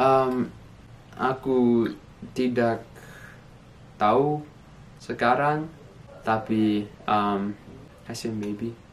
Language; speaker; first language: Indonesian; early bilingual, heritage; English